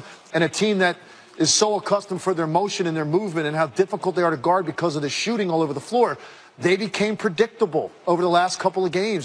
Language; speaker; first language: English; native; English